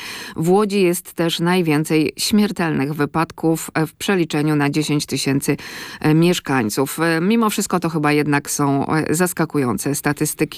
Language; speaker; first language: Polish; native; Polish